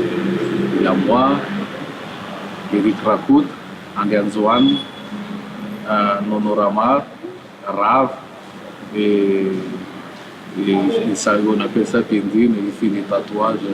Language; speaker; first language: French; non-native, local second language; Malagasy